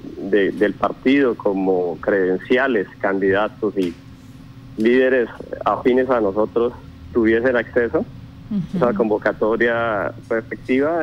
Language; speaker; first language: Spanish; native; Spanish